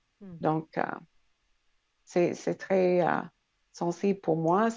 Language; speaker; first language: French; non-native, local second language; English